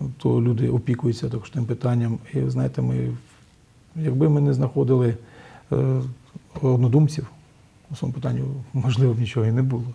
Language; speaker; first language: Ukrainian; native; Ukrainian